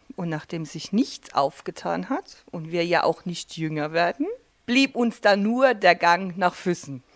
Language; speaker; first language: German; native; German